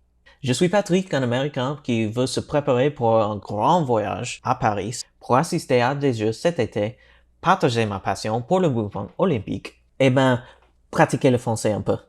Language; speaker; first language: French; non-native, learner; English